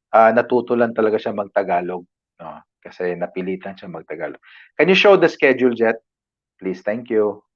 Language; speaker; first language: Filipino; non-native, local second language; Cebuano